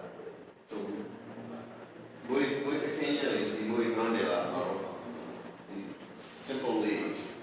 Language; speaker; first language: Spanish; non-native, learner; English